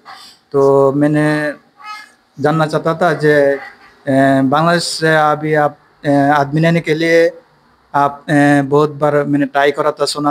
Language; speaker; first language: Hindi; non-native, learner; Bangla